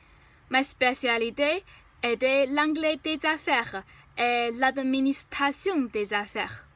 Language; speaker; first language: French; non-native, fluent; Chinese